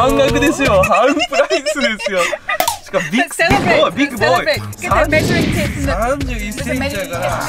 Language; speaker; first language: Japanese; native; Japanese